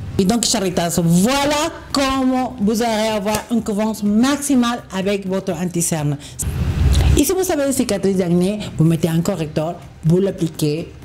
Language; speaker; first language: French; non-native, fluent; Spanish